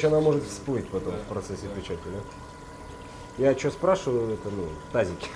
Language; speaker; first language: Russian; native; Russian